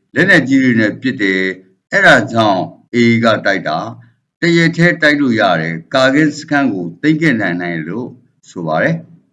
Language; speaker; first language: Burmese; native; Burmese